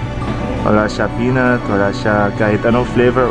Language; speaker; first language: Filipino; non-native, learner; Arabic